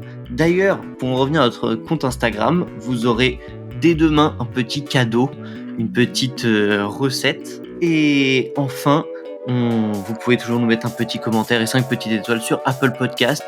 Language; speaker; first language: French; native; French